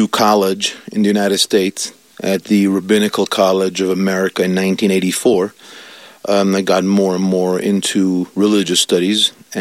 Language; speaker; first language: English; non-native, fluent; Italian